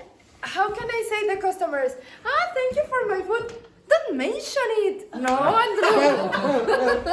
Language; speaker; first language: English; non-native, learner; Spanish